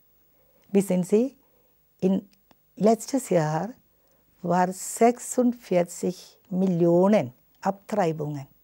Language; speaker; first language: German; non-native, fluent; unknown